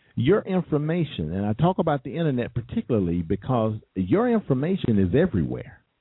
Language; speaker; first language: English; native; English